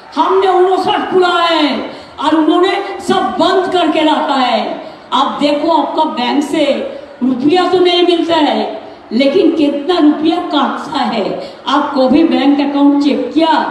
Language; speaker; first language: Hindi; non-native, local second language; Bangla